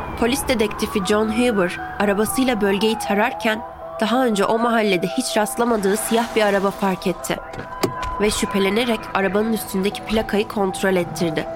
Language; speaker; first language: Turkish; native; Turkish